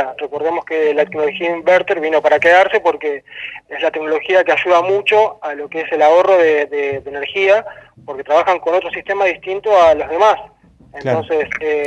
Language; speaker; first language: Spanish; native; Spanish